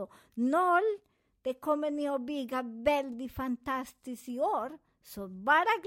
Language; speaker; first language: Swedish; non-native, fluent; Spanish